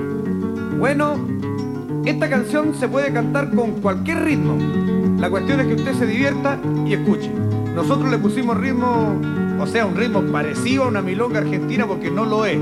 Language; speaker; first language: Spanish; native; Spanish